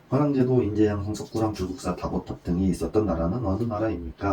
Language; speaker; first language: Korean; native; Korean